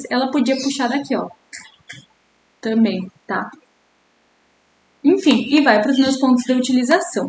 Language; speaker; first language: Portuguese; native; Portuguese